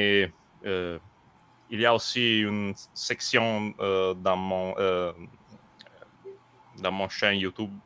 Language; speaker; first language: French; non-native, fluent; Italian